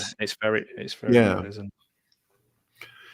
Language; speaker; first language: English; native; English